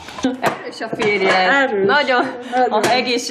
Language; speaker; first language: Hungarian; non-native, learner; Korean